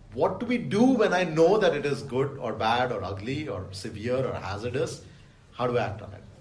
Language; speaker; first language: English; non-native, local second language; Bangla